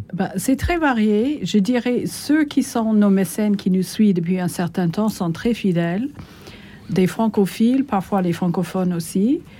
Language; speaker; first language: French; non-native, fluent; English